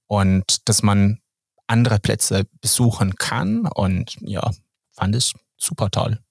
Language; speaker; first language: German; non-native, fluent; Swedish